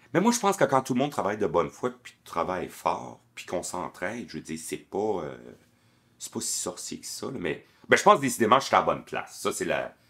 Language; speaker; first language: French; native; French